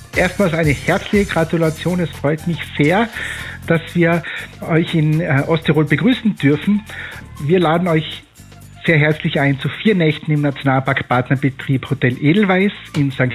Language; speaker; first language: German; native; German